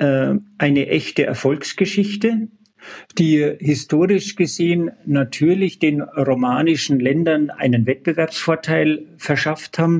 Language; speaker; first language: German; native; German